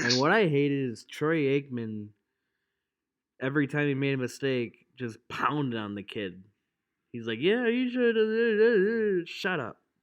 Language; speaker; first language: English; native; English